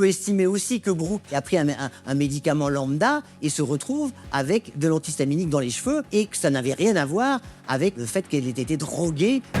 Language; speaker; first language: French; native; French